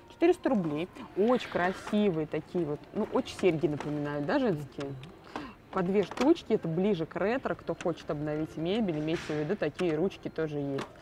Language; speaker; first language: Russian; native; Russian